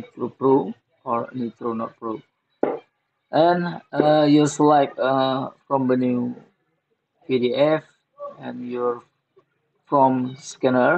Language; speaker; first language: English; non-native, learner; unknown